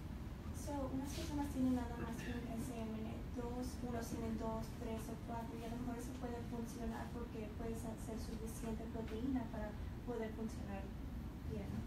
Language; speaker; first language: Spanish; early bilingual, heritage; Spanish